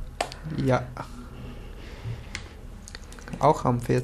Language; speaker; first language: German; non-native, learner; Chinese